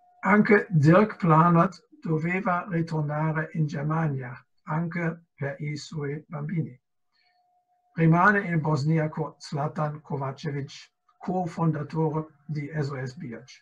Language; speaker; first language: Italian; non-native, fluent; German